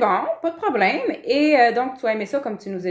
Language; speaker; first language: French; native; French